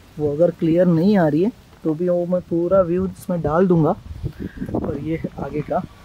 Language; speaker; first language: Hindi; non-native, local second language; Marathi